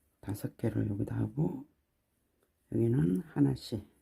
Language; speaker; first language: Korean; native; Korean